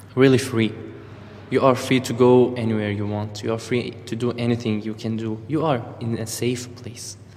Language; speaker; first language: English; non-native, fluent; Arabic